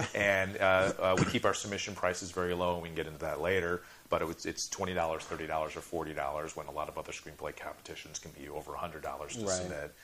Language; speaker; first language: English; native; English